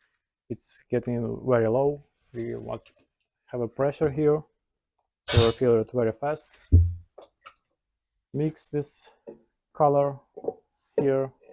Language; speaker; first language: English; non-native, learner; Ukrainian